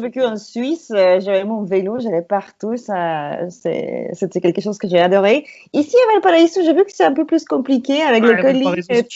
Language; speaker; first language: French; non-native, fluent; Spanish